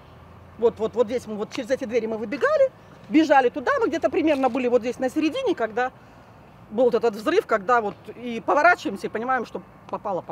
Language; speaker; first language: Russian; native; Russian